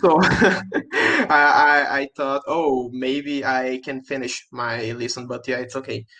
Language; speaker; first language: English; non-native, learner; Portuguese